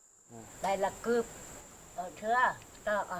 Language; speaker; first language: Vietnamese; non-native, local second language; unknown